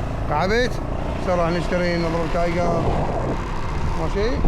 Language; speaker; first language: Arabic; native; Arabic